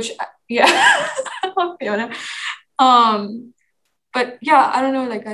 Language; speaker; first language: English; non-native, local second language; Urdu